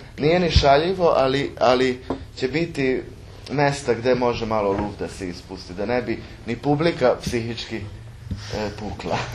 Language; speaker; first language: Serbian; non-native, local second language; Hungarian